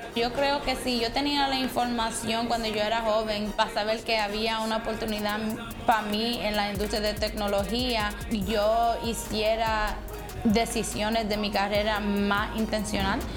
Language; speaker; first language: Spanish; early bilingual, heritage; Spanish